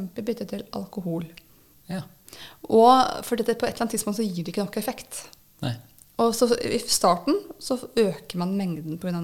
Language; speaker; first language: Norwegian; native; Norwegian